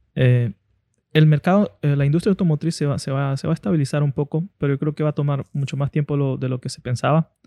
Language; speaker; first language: Spanish; native; Spanish